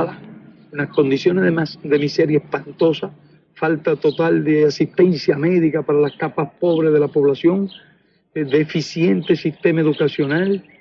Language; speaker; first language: Spanish; native; Spanish